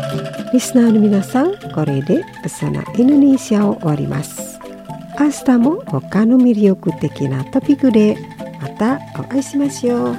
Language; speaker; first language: Japanese; non-native, fluent; Indonesian